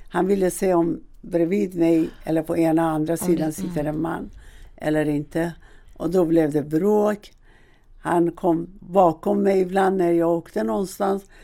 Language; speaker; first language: Swedish; non-native, fluent; Persian